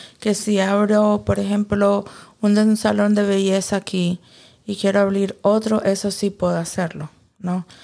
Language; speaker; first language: Spanish; early bilingual, heritage; Spanish